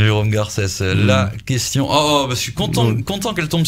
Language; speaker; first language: French; native; French